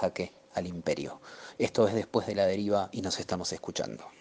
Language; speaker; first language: Spanish; native; Spanish